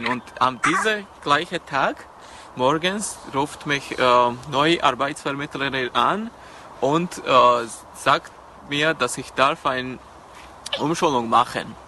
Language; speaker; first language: German; non-native, learner; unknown